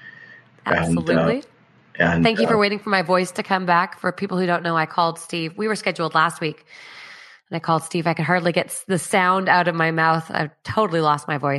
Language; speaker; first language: English; native; English